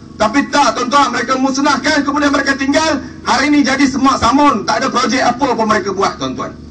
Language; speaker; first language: Malay; native; Malay